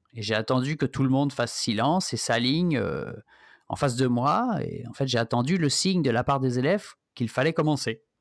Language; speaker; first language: French; native; French